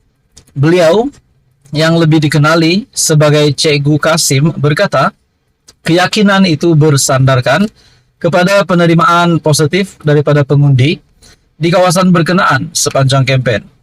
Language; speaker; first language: Malay; native; Malay